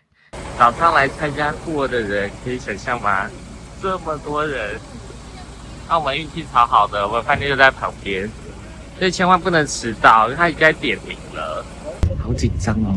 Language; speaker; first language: Chinese; native; Chinese